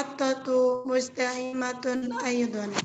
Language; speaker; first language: Arabic; non-native, learner; Indonesian